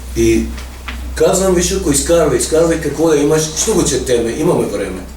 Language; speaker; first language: Bulgarian; non-native, fluent; Persian